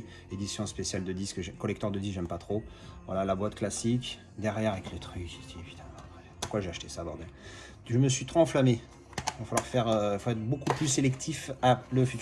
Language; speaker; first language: French; native; French